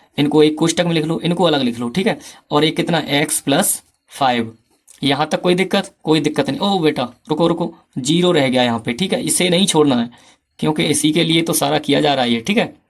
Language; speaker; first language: Hindi; native; Hindi